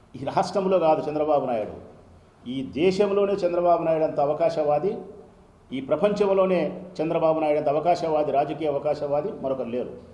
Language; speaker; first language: Telugu; native; Telugu